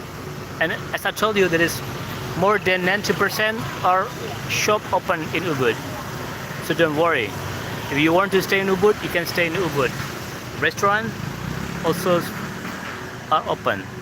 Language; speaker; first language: English; non-native, learner; Indonesian